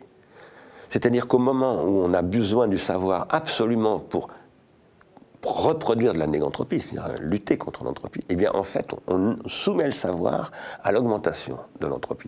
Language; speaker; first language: French; native; French